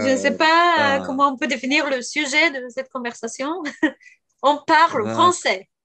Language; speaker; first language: French; non-native, fluent; Bulgarian